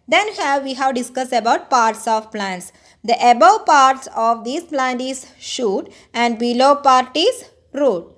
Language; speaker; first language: English; non-native, local second language; Malayalam